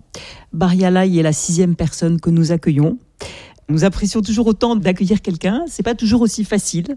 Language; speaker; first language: French; native; French